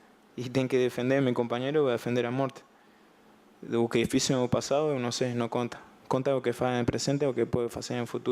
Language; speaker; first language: Portuguese; non-native, learner; Spanish